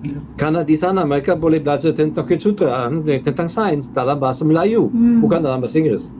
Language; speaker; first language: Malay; non-native, fluent; German